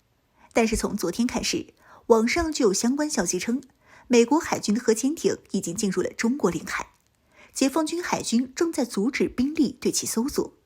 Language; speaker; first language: Chinese; native; Chinese